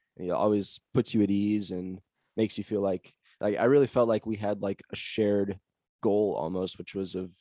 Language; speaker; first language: English; native; English